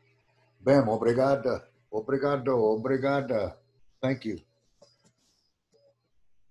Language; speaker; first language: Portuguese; non-native, learner; English